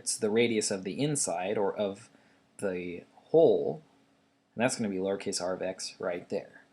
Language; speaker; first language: English; native; English